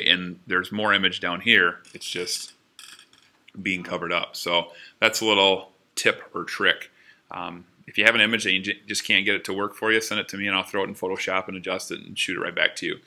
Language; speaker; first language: English; native; English